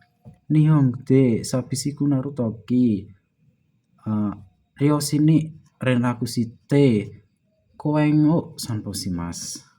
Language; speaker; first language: Japanese; non-native, learner; Indonesian